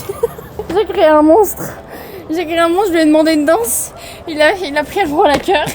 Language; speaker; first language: French; native; French